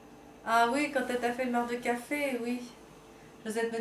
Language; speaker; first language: French; native; French